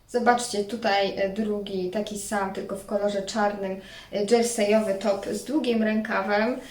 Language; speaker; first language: Polish; native; Polish